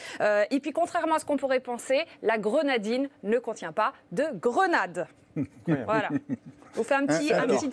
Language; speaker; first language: French; native; French